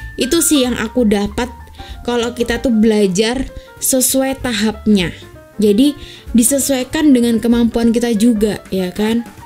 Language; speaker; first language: Indonesian; native; Indonesian